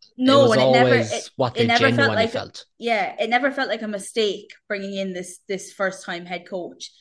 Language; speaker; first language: English; native; English